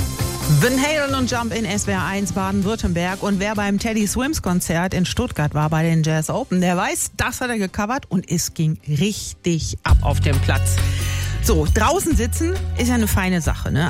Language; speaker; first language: German; native; German